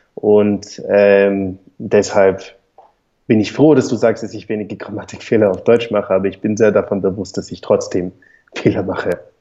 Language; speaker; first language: German; non-native, fluent; English